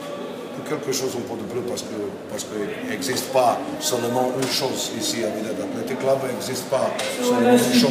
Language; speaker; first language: French; non-native, learner; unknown